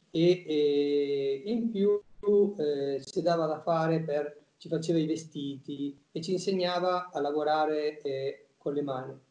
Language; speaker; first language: Italian; non-native, fluent; Spanish